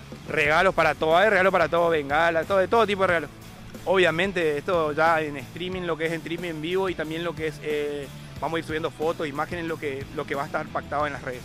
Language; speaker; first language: Spanish; native; Spanish